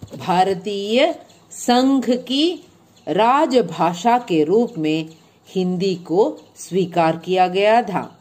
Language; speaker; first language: Hindi; non-native, local second language; Malayalam